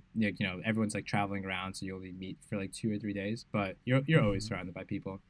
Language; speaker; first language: English; native; English